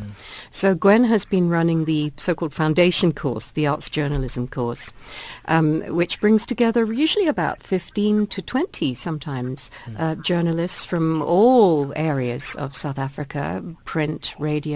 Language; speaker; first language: English; native; English